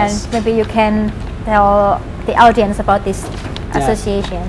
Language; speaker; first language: English; non-native, fluent; Indonesian